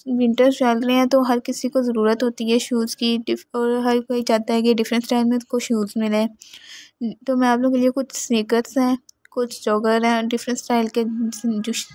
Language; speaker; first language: Urdu; native; Urdu